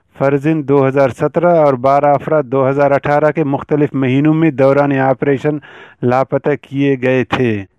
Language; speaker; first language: Urdu; non-native, local second language; Baluchi